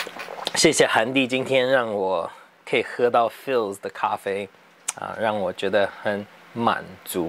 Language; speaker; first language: Chinese; early bilingual, heritage; English